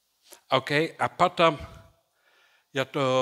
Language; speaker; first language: Czech; non-native, learner; English